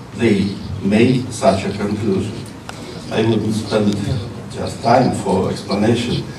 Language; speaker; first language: English; non-native, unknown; Ukrainian